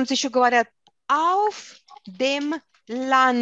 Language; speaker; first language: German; non-native, fluent; Russian